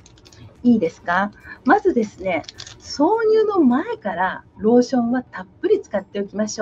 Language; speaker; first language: Japanese; native; Japanese